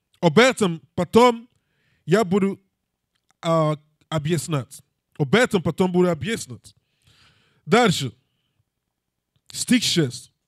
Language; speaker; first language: Russian; non-native, learner; English